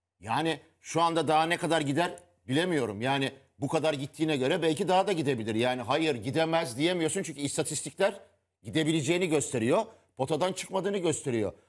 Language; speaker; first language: Turkish; native; Turkish